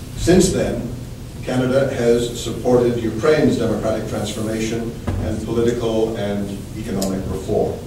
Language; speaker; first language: English; native; English